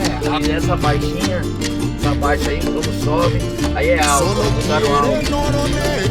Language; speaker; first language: Portuguese; native; Portuguese